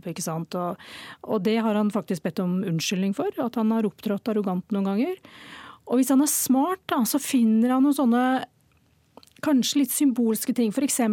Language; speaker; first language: Norwegian; native; Norwegian